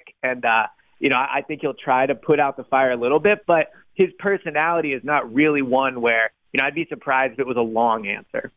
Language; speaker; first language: English; native; English